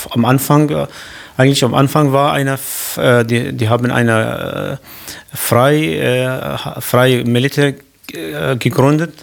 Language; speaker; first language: German; non-native, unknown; Kurdish